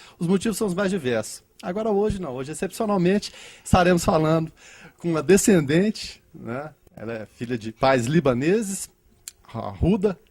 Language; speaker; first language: Portuguese; native; Portuguese